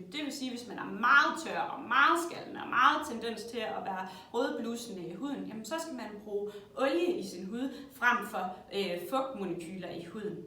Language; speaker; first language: Danish; native; Danish